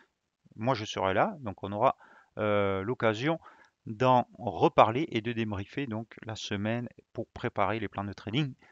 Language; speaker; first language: French; native; French